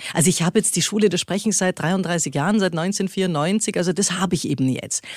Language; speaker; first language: German; native; German